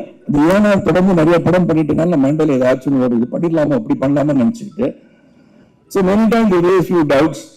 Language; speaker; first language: Tamil; native; Tamil